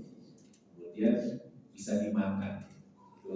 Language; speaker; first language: Indonesian; native; Indonesian